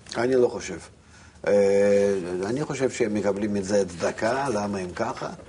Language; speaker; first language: Hebrew; non-native, fluent; Russian